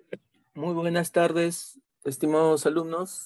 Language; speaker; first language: Spanish; native; Spanish